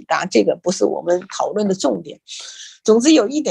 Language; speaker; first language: Chinese; native; Chinese